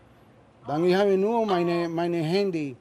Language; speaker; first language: German; non-native, learner; Spanish